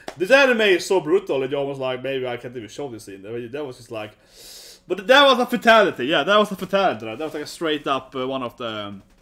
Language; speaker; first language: English; non-native, fluent; Swedish